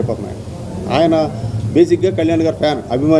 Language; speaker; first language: Telugu; native; Telugu